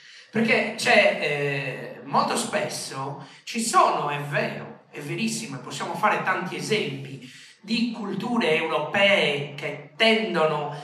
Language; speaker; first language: Italian; native; Italian